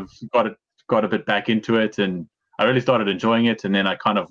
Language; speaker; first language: English; native; English